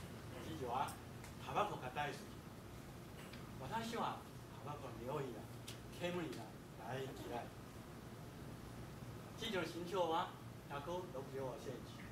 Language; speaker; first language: Japanese; non-native, fluent; Chinese